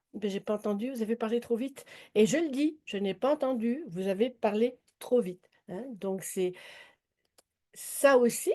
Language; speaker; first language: French; native; French